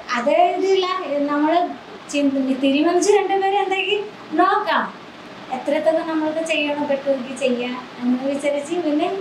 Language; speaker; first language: Malayalam; non-native, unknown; Odia